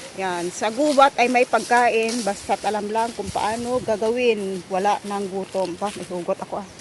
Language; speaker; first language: Filipino; non-native, local second language; Cebuano